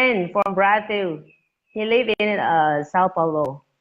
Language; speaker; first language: English; non-native, learner; Thai